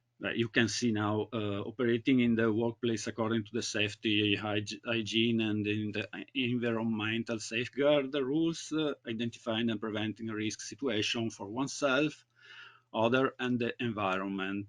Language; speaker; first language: English; non-native, learner; Italian